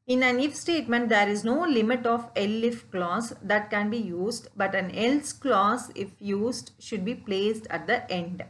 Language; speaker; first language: English; non-native, local second language; Tamil